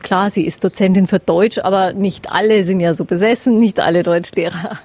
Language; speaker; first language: German; native; German